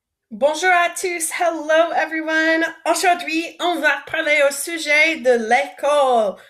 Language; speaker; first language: French; non-native, fluent; English